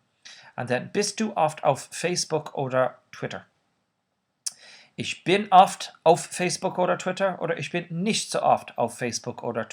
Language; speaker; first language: German; non-native, fluent; Irish